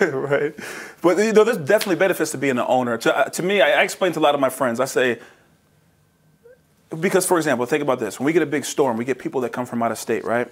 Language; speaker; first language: English; native; English